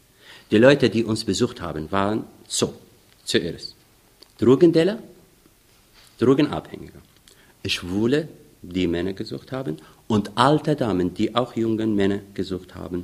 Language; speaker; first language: German; non-native, fluent; Arabic